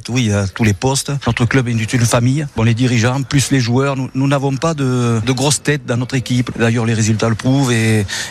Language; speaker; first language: French; native; French